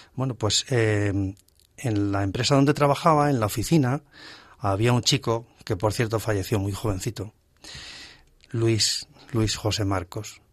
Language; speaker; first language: Spanish; native; Spanish